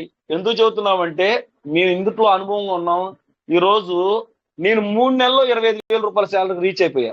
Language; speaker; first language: Telugu; native; Telugu